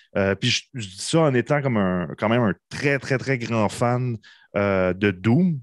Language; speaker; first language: French; native; French